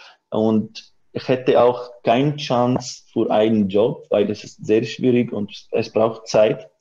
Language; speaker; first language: German; non-native, learner; Arabic